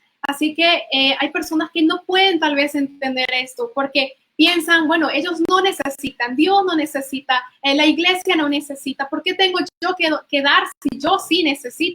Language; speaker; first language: Spanish; native; Spanish